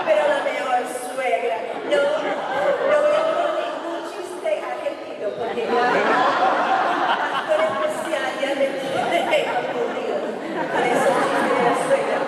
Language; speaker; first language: Spanish; non-native, fluent; Finnish